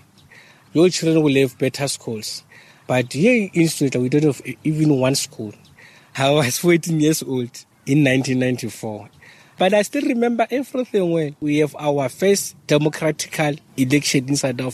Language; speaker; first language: English; non-native, local second language; Northern Sotho